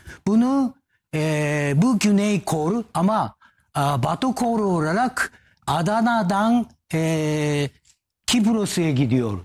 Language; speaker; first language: Turkish; non-native, learner; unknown